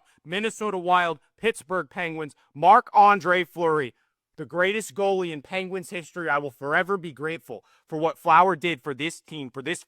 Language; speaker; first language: English; native; English